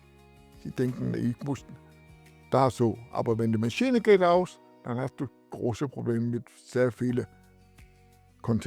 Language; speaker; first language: German; non-native, learner; Danish